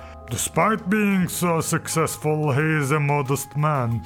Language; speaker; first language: English; non-native, fluent; Turkish